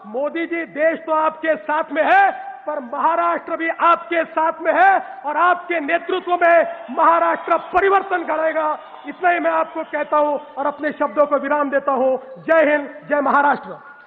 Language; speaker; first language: Hindi; non-native, local second language; Marathi